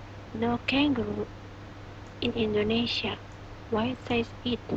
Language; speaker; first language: English; non-native, learner; Indonesian